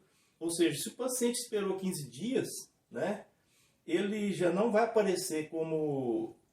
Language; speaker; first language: Portuguese; native; Portuguese